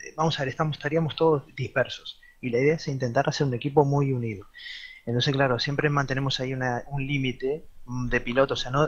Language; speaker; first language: Spanish; native; Spanish